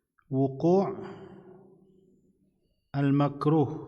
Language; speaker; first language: Arabic; non-native, fluent; Indonesian